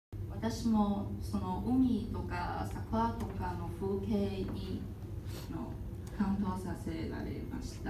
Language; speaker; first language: Japanese; non-native, learner; Chinese